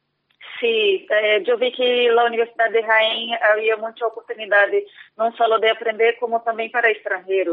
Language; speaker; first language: Spanish; non-native, fluent; Portuguese